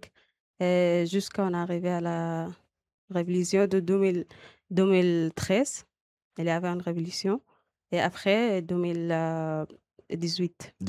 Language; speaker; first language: French; non-native, learner; Arabic